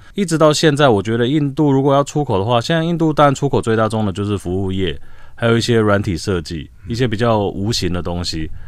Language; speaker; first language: Chinese; native; Chinese